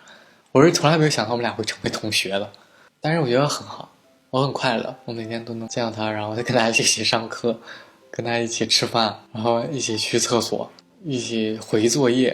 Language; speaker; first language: Chinese; native; Chinese